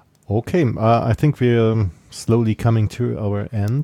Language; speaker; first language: English; non-native, fluent; German